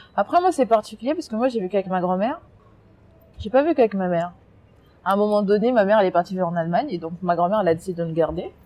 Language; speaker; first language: French; early bilingual, other home language; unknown